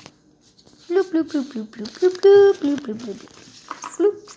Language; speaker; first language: French; native; French